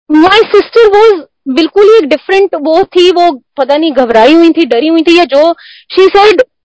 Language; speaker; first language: Hindi; non-native, local second language; Punjabi